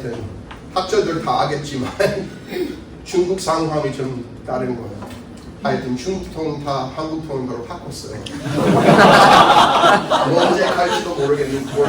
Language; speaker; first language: Korean; non-native, fluent; English